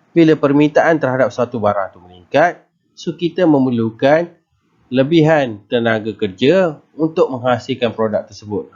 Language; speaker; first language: Malay; native; Malay